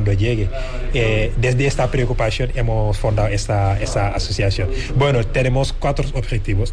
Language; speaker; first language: Spanish; non-native, fluent; Wolof